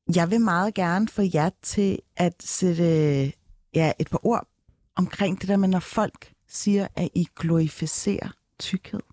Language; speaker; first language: Danish; early bilingual, other home language; Turkish